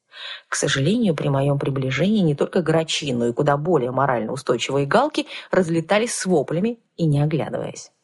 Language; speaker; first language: Russian; native; Russian